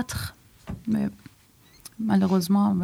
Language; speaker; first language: French; non-native, learner; Persian